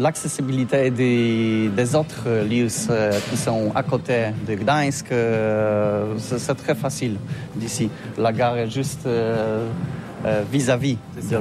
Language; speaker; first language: French; non-native, learner; Polish